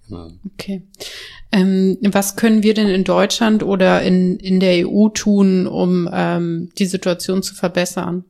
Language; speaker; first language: German; native; German